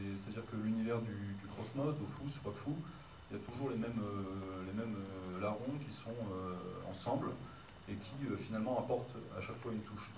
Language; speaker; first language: French; native; French